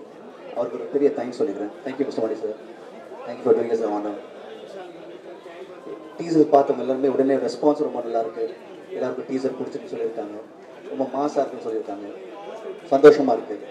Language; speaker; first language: Tamil; native; Tamil